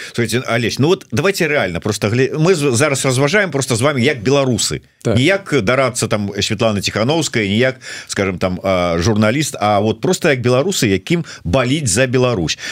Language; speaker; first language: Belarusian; non-native, local second language; Russian